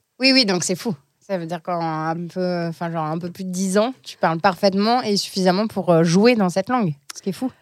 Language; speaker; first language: French; native; French